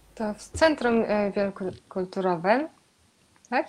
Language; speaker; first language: Polish; non-native, fluent; Japanese